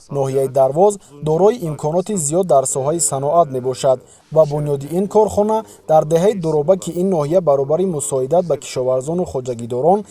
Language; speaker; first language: Tajik; non-native, fluent; Turkish